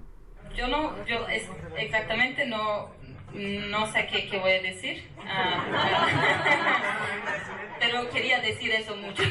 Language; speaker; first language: Spanish; non-native, learner; Kurdish